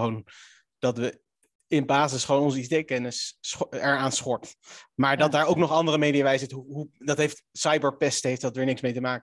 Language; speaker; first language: Dutch; native; Dutch